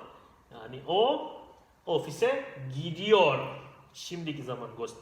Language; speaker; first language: Turkish; non-native, fluent; Indonesian